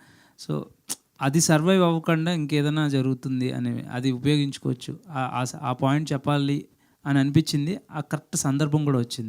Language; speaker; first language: Telugu; native; Telugu